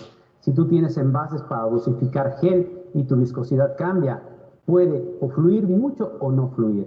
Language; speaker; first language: Spanish; native; Spanish